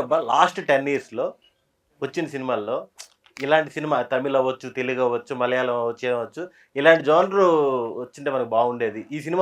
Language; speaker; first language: Telugu; native; Telugu